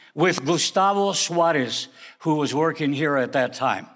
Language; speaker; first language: English; early bilingual, other home language; Spanish